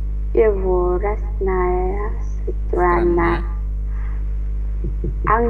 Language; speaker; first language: Russian; non-native, learner; Vietnamese